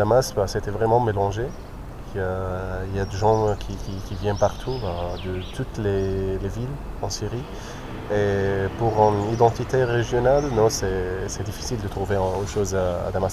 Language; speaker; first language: French; non-native, fluent; Arabic